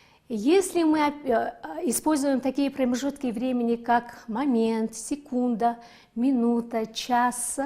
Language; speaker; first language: Russian; non-native, fluent; Mongolian